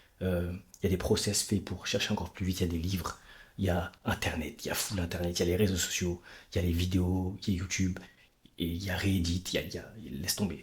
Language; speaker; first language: French; native; French